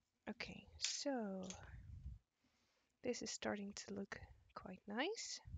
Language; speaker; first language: English; non-native, fluent; Dutch